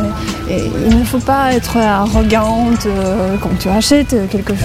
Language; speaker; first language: French; non-native, fluent; Russian